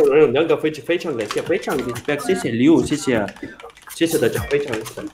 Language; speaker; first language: Chinese; non-native, learner; Russian